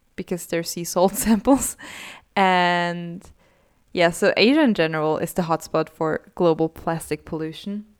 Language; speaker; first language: English; non-native, fluent; German